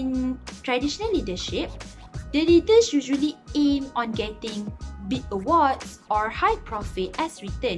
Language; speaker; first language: English; non-native, local second language; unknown